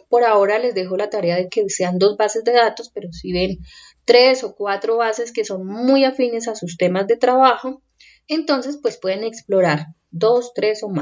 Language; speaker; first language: Spanish; native; Spanish